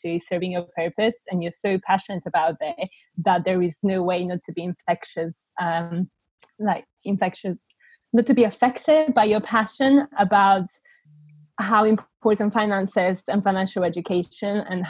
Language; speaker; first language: English; non-native, fluent; Bulgarian